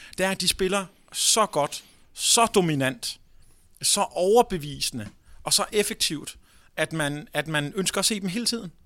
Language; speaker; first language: Danish; native; Danish